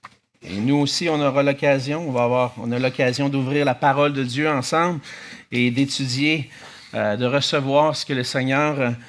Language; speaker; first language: French; native; French